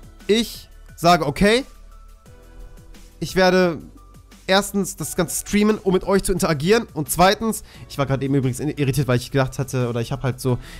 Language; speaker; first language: German; native; German